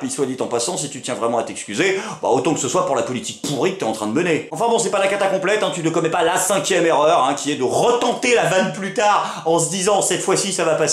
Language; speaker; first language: French; native; French